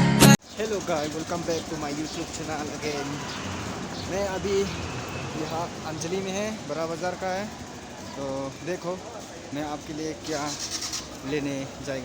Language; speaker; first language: Hindi; non-native, local second language; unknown